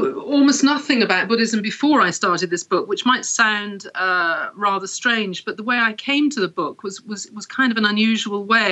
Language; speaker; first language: English; native; English